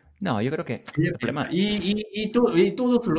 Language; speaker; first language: Spanish; non-native, learner; Korean